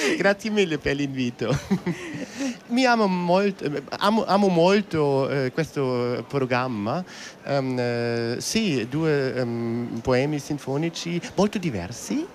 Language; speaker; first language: Italian; non-native, learner; German